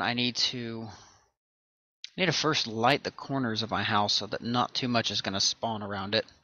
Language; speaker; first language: English; native; English